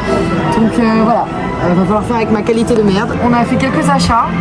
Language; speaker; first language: French; native; French